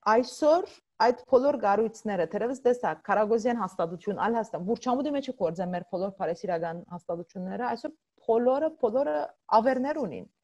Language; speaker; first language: Armenian; early bilingual, heritage; Armenian